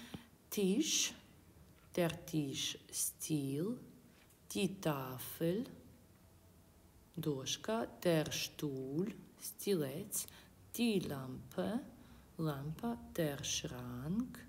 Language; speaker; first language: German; non-native, fluent; Ukrainian